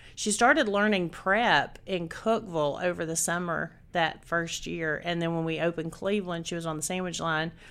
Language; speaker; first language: English; native; English